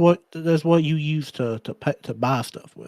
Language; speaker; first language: English; native; English